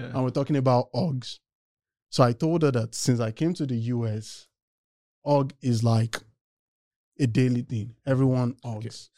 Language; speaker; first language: English; non-native, local second language; Yoruba